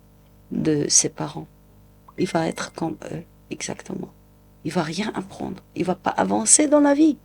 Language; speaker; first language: French; non-native, local second language; Arabic